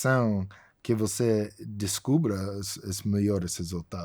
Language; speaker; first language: Portuguese; non-native, fluent; English